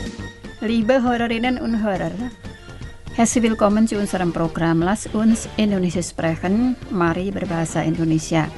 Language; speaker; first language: German; non-native, fluent; Indonesian